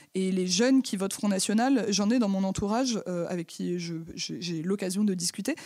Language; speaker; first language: French; native; French